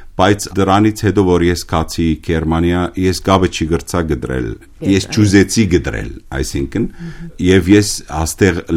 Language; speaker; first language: Armenian; early bilingual, heritage; Armenian